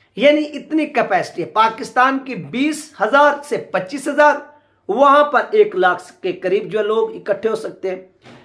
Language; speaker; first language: Urdu; native; Urdu